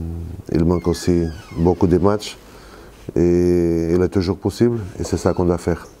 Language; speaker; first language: French; non-native, fluent; Portuguese